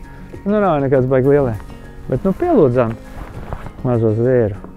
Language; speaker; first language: Latvian; native; Latvian